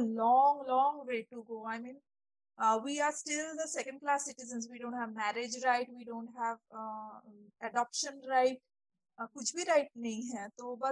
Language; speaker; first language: English; non-native, local second language; Bangla